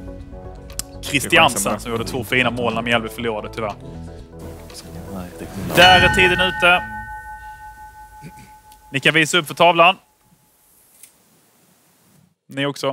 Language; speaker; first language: Swedish; native; Swedish